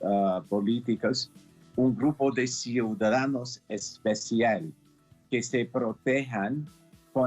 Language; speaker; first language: Spanish; non-native, fluent; English